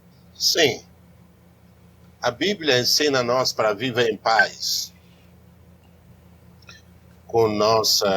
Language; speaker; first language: Portuguese; non-native, learner; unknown